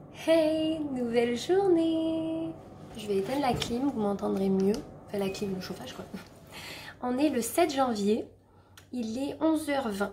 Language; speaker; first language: French; native; French